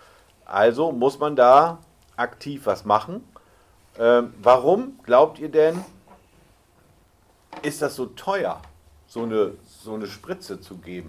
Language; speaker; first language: German; native; German